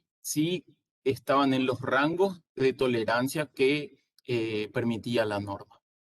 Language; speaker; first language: Spanish; native; Spanish